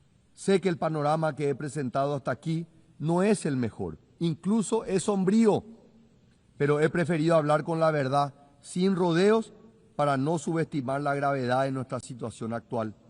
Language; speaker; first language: Spanish; native; Spanish